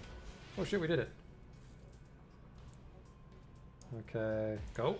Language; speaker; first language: English; native; English